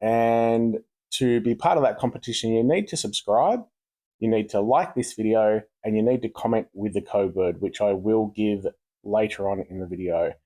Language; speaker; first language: English; native; English